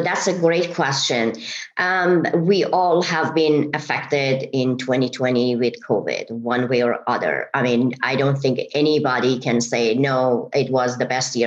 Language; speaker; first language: English; non-native, fluent; Persian